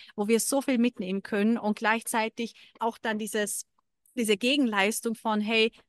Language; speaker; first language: German; native; German